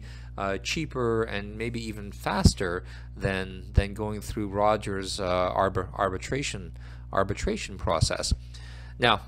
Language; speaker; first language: English; native; English